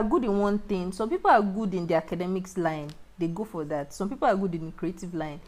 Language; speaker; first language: English; non-native, local second language; Yoruba